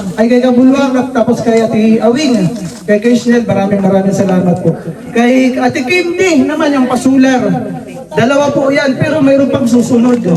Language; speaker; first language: Filipino; non-native, local second language; Waray